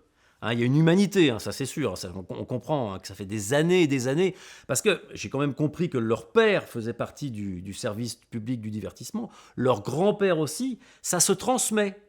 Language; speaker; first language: French; native; French